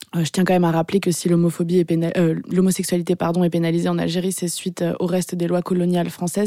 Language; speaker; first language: French; early bilingual, other home language; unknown